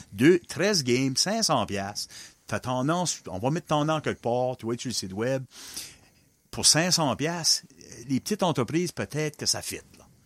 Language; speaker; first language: French; non-native, local second language; English